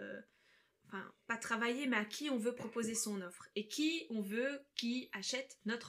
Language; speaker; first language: French; native; French